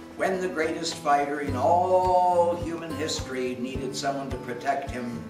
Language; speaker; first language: English; native; English